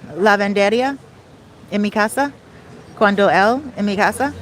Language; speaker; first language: Spanish; non-native, learner; English